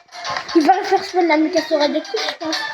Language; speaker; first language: French; native; French